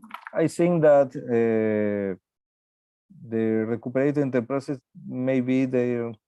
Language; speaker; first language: English; non-native, learner; Spanish